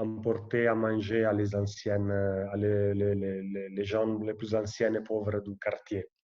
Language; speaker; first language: French; non-native, fluent; Italian